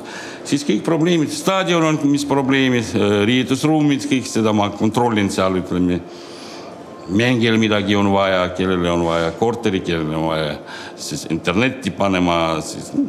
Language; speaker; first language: Estonian; non-native, local second language; Russian